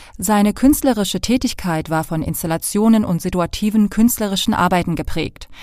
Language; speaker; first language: German; native; German